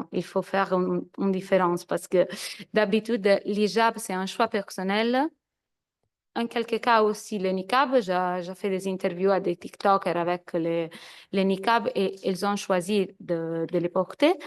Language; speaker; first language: French; non-native, fluent; Italian